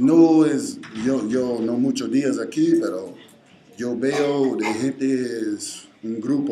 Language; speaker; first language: Spanish; non-native, learner; English